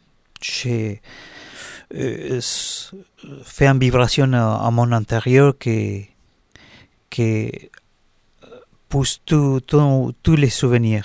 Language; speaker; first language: French; non-native, learner; Spanish